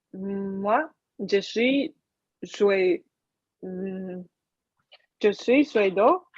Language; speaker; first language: French; non-native, learner; Chinese